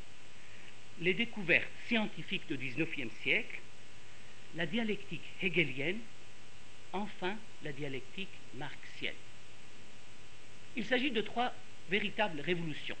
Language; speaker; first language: French; non-native, fluent; Persian